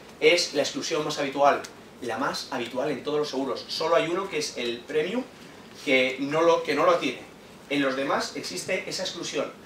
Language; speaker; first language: Spanish; native; Spanish